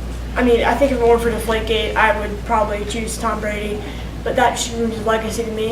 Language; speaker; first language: English; native; English